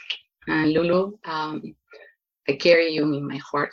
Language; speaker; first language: English; non-native, fluent; Spanish